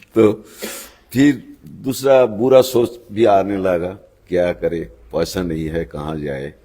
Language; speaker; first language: Hindi; non-native, local second language; Bangla